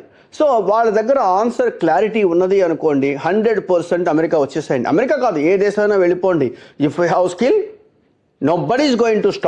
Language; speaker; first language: Telugu; native; Telugu